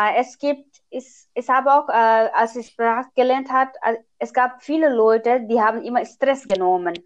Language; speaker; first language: German; non-native, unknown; Nepali